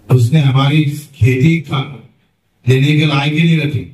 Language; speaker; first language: Hindi; non-native, local second language; Marathi